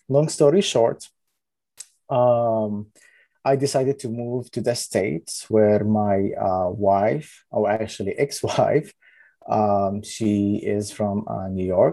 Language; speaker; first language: English; non-native, fluent; Arabic